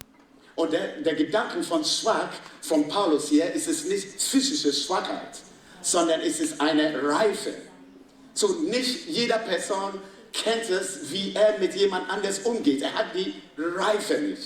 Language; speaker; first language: German; non-native, fluent; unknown